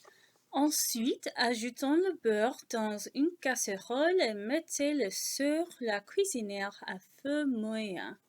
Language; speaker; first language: French; non-native, learner; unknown